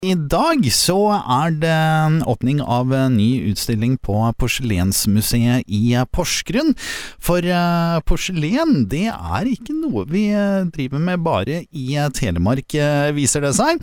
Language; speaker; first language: Norwegian; native; Norwegian